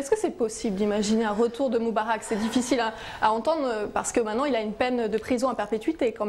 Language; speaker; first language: French; native; French